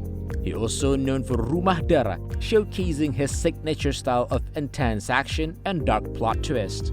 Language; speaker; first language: English; non-native, fluent; Indonesian